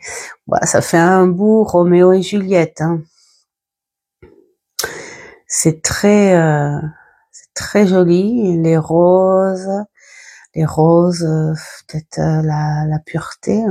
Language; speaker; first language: French; native; French